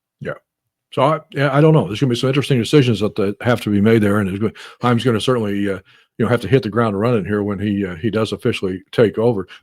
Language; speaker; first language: English; native; English